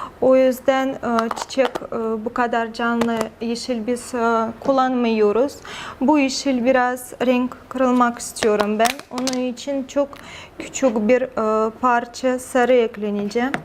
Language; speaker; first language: Turkish; non-native, fluent; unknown